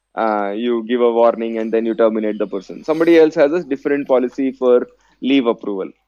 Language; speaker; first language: English; non-native, local second language; Telugu